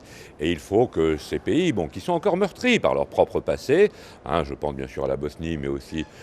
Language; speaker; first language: French; native; French